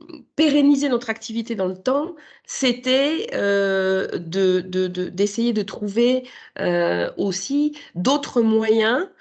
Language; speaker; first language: French; native; French